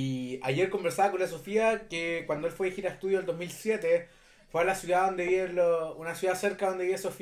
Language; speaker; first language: Spanish; native; Spanish